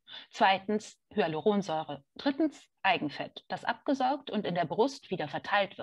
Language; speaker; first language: German; native; German